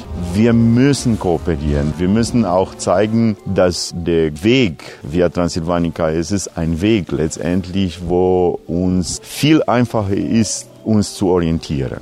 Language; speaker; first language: German; non-native, fluent; Romanian